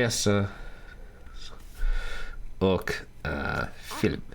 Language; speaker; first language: Swedish; non-native, learner; Dutch